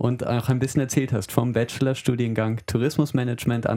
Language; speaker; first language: German; native; German